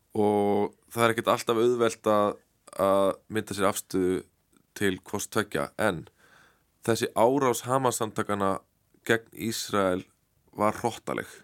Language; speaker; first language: Icelandic; native; Icelandic